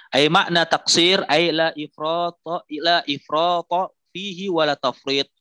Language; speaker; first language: Arabic; non-native, fluent; Indonesian